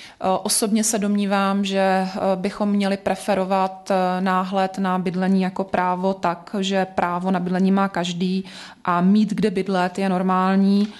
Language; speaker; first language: Czech; native; Czech